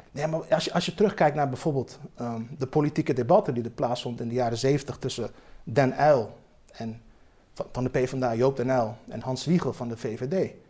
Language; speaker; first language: Dutch; early bilingual, other home language; Turkish